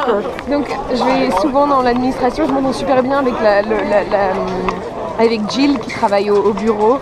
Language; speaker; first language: French; native; French